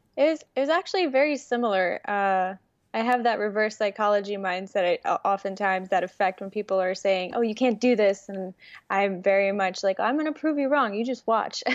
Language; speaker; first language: English; early bilingual, other home language; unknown